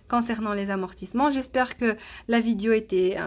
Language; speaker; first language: French; non-native, local second language; Arabic